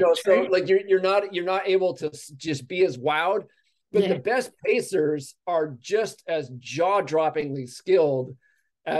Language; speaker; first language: English; native; English